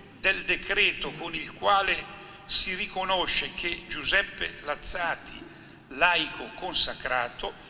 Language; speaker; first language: Italian; native; Italian